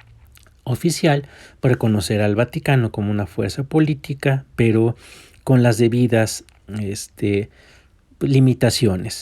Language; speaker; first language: Spanish; native; Spanish